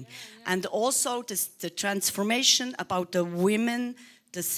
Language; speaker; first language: English; non-native, learner; Swiss German